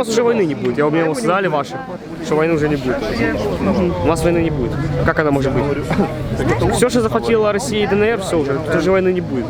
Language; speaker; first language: Russian; native; Russian